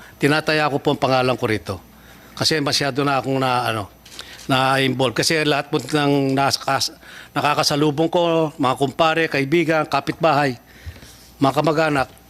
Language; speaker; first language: Filipino; native; Filipino